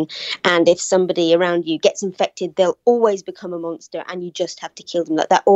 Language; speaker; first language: English; native; English